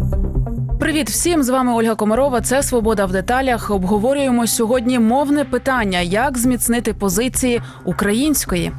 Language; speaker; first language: Ukrainian; native; Ukrainian